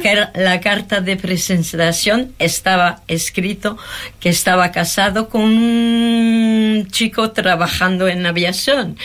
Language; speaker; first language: Spanish; non-native, fluent; French